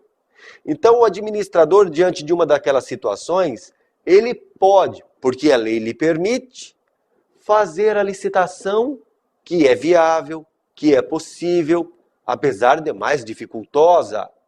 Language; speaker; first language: Portuguese; native; Portuguese